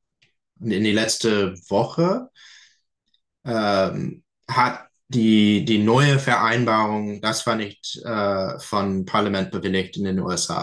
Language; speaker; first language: German; non-native, fluent; English